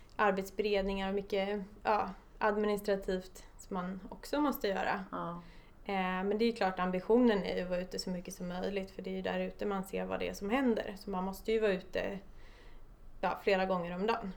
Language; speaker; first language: Swedish; early bilingual, other home language; Polish